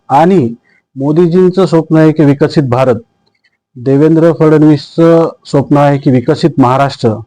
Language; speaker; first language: Marathi; native; Marathi